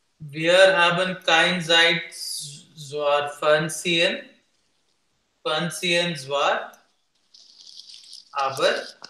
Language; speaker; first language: German; non-native, learner; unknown